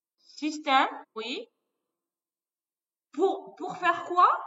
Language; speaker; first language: French; non-native, local second language; Arabic